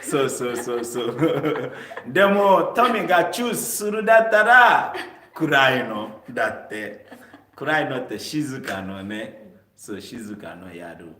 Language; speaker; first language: Japanese; non-native, learner; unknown